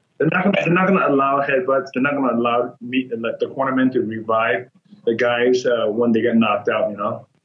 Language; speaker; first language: English; non-native, fluent; Burmese